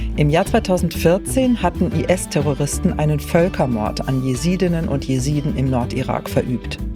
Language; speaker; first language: German; native; German